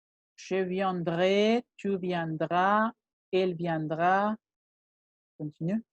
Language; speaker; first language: French; non-native, fluent; Spanish